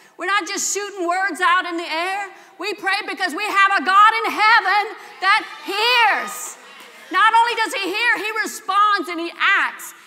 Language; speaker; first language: English; native; English